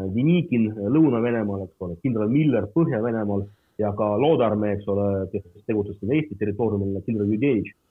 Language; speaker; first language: Estonian; non-native, local second language; Russian